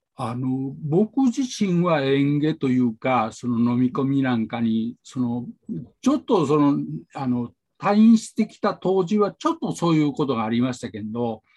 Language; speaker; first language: Japanese; native; Japanese